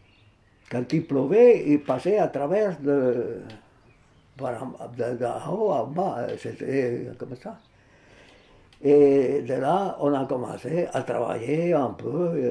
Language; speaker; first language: French; non-native, fluent; Spanish